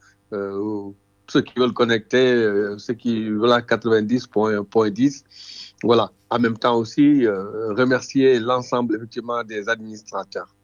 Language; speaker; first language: French; non-native, local second language; Wolof